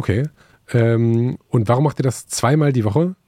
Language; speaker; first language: German; native; German